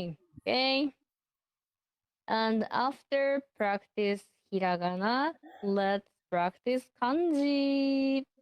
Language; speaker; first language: English; non-native, learner; Japanese